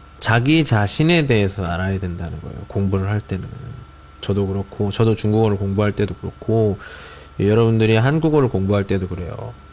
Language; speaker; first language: Korean; native; Korean